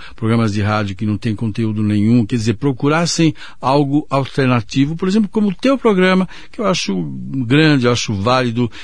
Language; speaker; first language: Portuguese; non-native, fluent; Italian